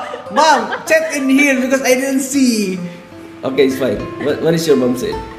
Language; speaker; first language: English; non-native, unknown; Indonesian